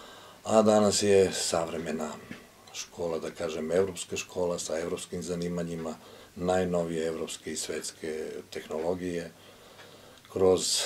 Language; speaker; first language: Croatian; native; Croatian